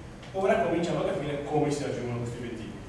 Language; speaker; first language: Italian; native; Italian